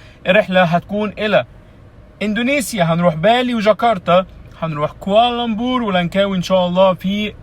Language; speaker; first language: Arabic; native; Arabic